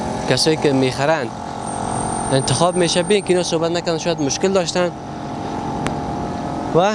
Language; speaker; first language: Persian; native; Persian